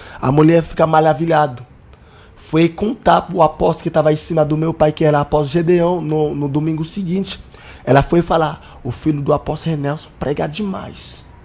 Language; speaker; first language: Portuguese; non-native, learner; Haitian Creole